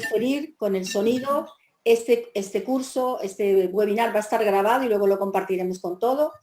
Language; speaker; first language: Spanish; native; Spanish